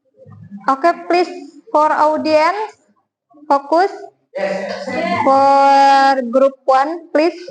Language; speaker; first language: English; non-native, learner; Indonesian